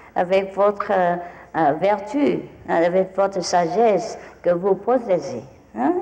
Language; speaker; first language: French; non-native, fluent; Vietnamese